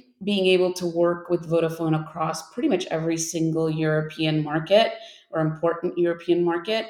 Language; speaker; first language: English; native; English